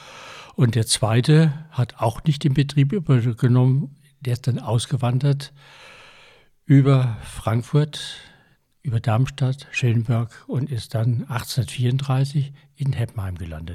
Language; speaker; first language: German; native; German